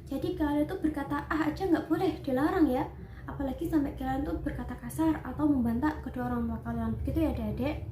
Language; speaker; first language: Indonesian; native; Indonesian